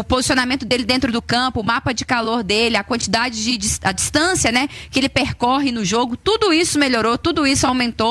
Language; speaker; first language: Portuguese; native; Portuguese